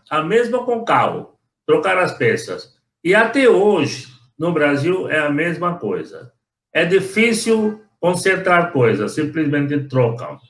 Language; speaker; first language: Portuguese; non-native, fluent; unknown